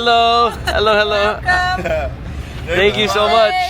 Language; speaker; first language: English; native; English